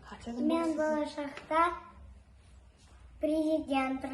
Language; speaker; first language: Kazakh; non-native, learner; Russian